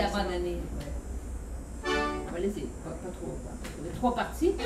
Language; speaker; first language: French; native; French